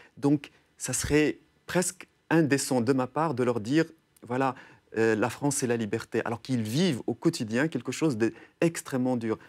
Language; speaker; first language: French; non-native, local second language; Arabic